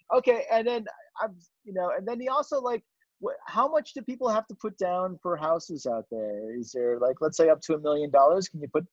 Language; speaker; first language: English; native; English